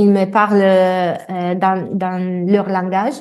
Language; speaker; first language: French; non-native, fluent; Italian